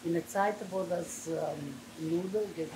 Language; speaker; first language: German; non-native, learner; Italian